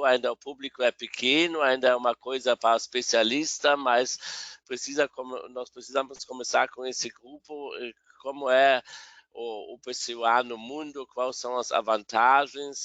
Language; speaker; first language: Portuguese; non-native, fluent; German